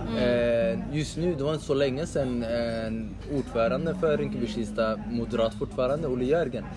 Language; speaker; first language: Swedish; early bilingual, other home language; Somali